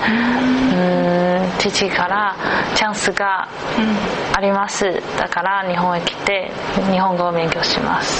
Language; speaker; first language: Japanese; non-native, learner; Chinese